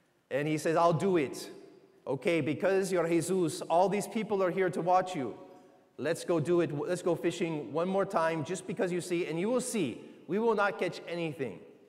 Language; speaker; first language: English; native; English